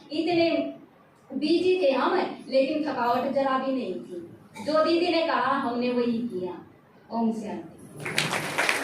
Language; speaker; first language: Hindi; native; Hindi